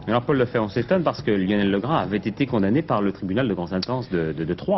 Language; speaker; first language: French; native; French